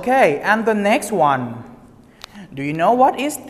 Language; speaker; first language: English; non-native, learner; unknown